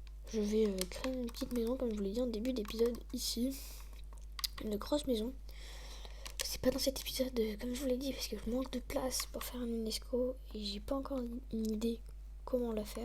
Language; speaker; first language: French; native; French